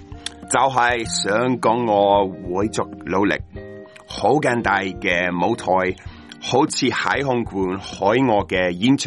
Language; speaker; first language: Cantonese; non-native, learner; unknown